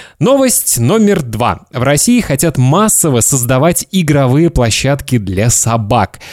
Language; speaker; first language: Russian; native; Russian